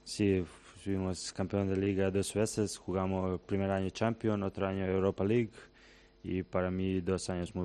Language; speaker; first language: Spanish; non-native, learner; Serbian